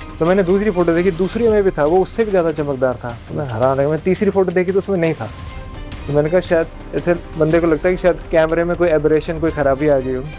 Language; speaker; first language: Hindi; native; Hindi